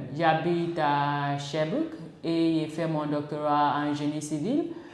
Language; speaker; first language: French; non-native, learner; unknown